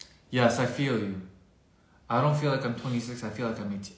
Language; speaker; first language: English; early bilingual, other home language; Korean